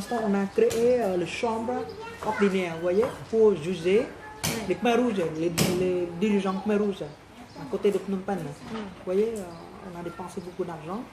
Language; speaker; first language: French; non-native, fluent; Khmer